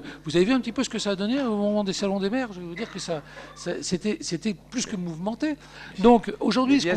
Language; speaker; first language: French; native; French